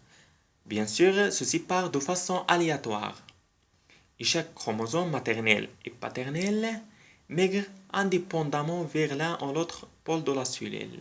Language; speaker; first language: French; non-native, local second language; Arabic